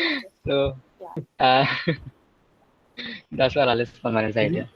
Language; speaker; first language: German; non-native, learner; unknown